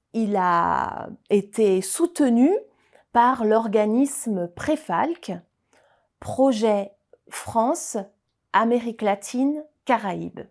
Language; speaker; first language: French; native; French